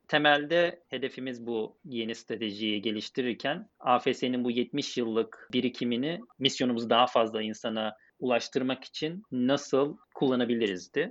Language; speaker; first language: Turkish; native; Turkish